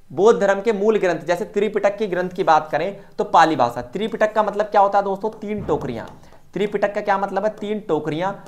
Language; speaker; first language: Hindi; native; Hindi